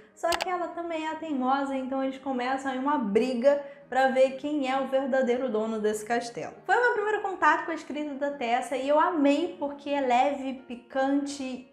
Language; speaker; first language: Portuguese; native; Portuguese